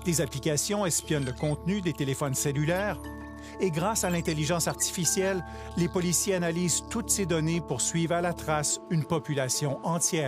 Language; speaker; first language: French; native; French